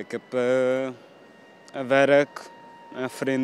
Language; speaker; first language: Dutch; non-native, learner; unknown